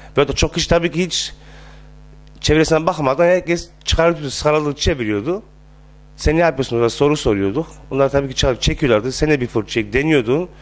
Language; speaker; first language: Turkish; early bilingual, heritage; Turkish